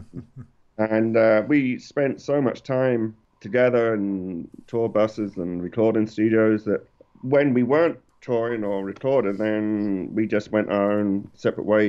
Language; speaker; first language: English; native; English